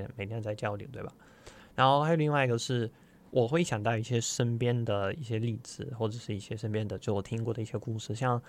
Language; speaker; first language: Chinese; non-native, fluent; Russian